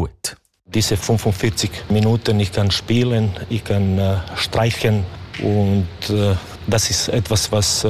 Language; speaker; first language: German; non-native, learner; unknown